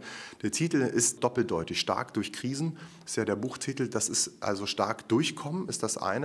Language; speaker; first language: German; native; German